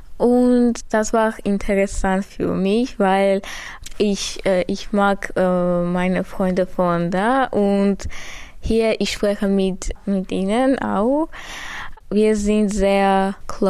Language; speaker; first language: German; non-native, learner; Armenian